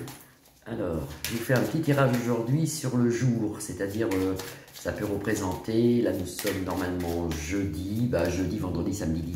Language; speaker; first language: French; native; French